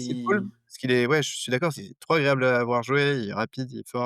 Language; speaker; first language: French; native; French